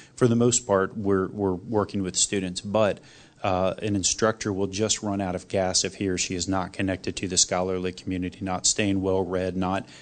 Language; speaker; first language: English; non-native, fluent; Korean